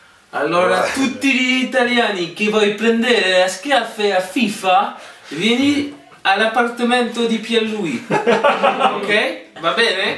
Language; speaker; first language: Italian; non-native, learner; French